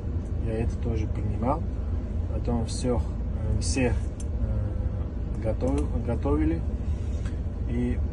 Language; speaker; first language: Russian; non-native, learner; Uzbek